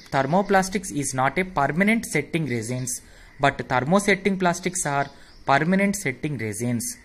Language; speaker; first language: English; non-native, local second language; Telugu